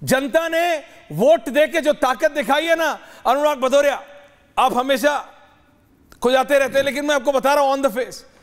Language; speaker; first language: Hindi; native; Hindi